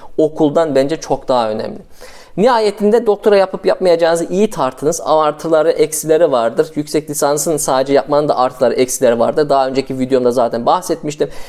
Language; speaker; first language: Turkish; early bilingual, heritage; Turkish